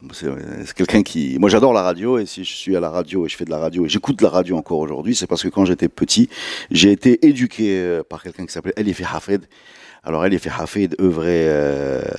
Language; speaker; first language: French; non-native, local second language; Arabic